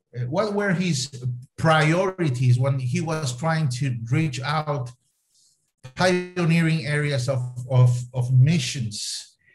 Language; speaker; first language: English; non-native, fluent; Spanish